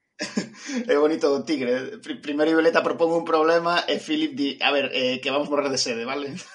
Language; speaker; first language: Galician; non-native, local second language; Spanish